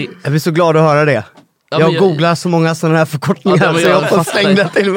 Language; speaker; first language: Swedish; native; Swedish